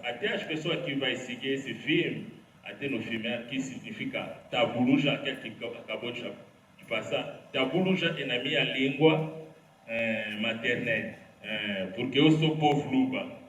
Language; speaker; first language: Portuguese; non-native, learner; Lingala